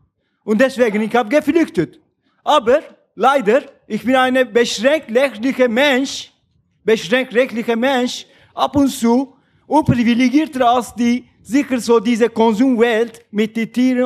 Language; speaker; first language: German; non-native, learner; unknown